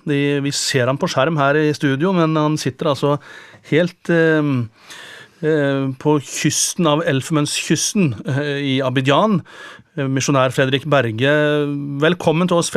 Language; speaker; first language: Norwegian; native; Norwegian